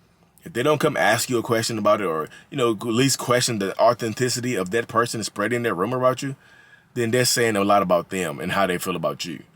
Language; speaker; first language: English; native; English